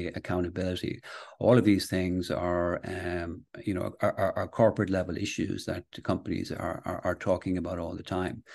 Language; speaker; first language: English; native; English